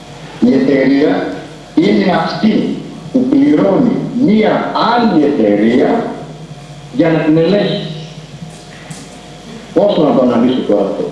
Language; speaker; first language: Greek; native; Greek